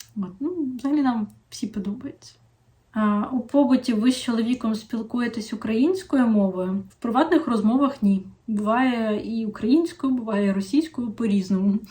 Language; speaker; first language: Ukrainian; non-native, local second language; Russian